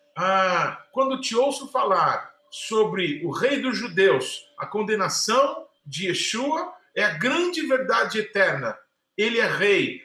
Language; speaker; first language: Portuguese; native; Portuguese